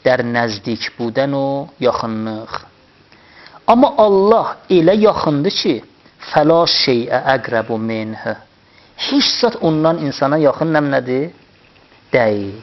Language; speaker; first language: Persian; non-native, local second language; Azerbaijani